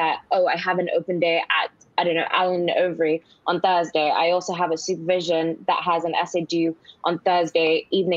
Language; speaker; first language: English; non-native, local second language; Yoruba